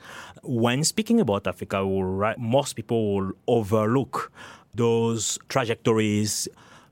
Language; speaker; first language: English; non-native, local second language; French